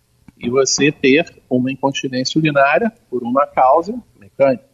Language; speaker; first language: Portuguese; native; Portuguese